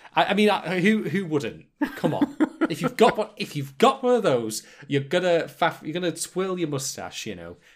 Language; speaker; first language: English; native; English